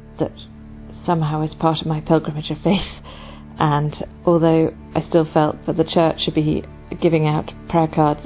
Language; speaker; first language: English; native; English